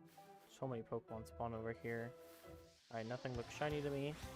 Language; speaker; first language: English; native; English